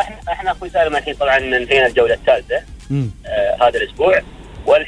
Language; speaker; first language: Arabic; native; Arabic